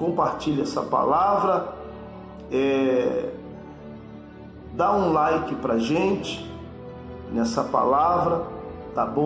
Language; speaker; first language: Portuguese; native; Portuguese